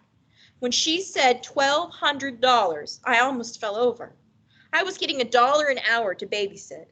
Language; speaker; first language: English; native; English